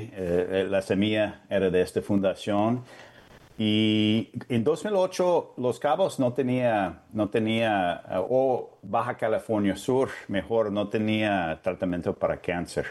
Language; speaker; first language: Spanish; non-native, fluent; English